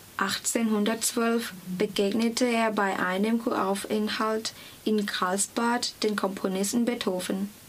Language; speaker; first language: German; non-native, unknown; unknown